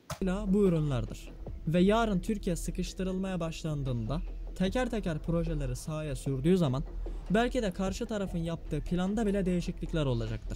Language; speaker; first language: Turkish; native; Turkish